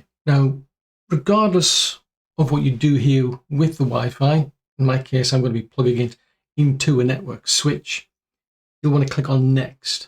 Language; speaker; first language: English; native; English